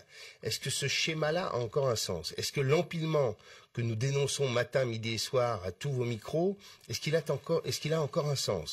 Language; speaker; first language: French; native; French